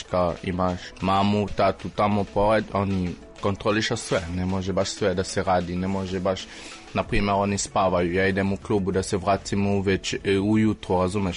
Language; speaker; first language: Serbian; non-native, fluent; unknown